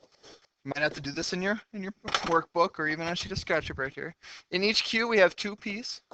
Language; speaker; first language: English; native; English